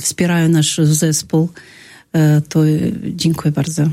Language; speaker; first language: Polish; non-native, fluent; Russian